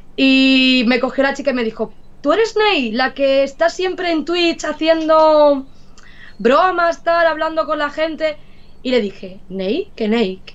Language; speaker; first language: Spanish; native; Spanish